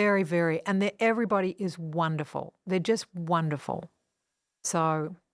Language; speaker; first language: English; non-native, fluent; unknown